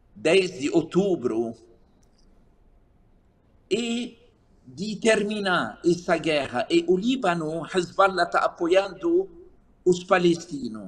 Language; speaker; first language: Portuguese; non-native, fluent; Arabic